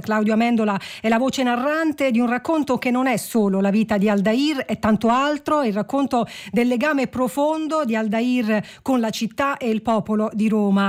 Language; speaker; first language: Italian; native; Italian